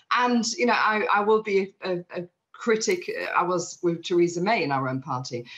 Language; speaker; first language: English; native; English